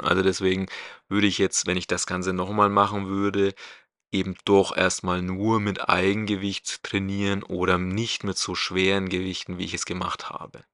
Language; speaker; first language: German; native; German